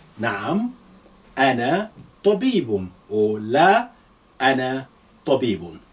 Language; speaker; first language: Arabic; non-native, fluent; English